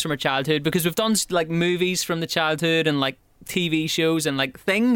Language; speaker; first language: English; native; English